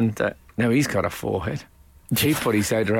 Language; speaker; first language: English; native; English